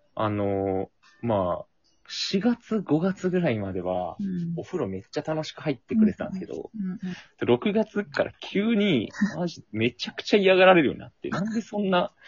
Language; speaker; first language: Japanese; native; Japanese